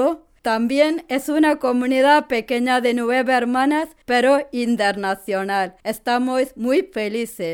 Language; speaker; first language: Spanish; non-native, learner; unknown